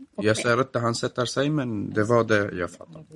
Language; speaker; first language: Swedish; non-native, fluent; Arabic